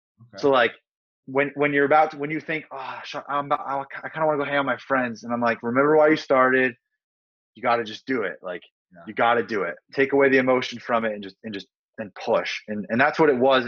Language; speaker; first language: English; native; English